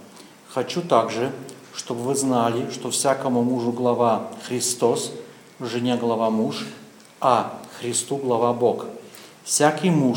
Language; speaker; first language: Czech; non-native, learner; Russian